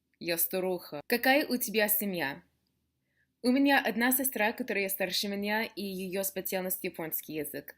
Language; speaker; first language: Russian; non-native, learner; English